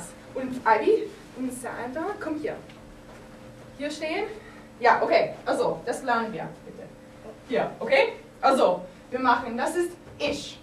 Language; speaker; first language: German; non-native, learner; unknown